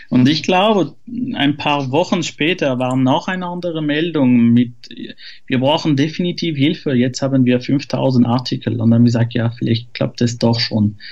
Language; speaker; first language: German; non-native, fluent; French